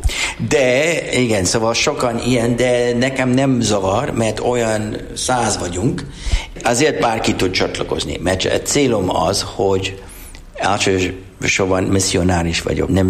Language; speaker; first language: Hungarian; non-native, learner; English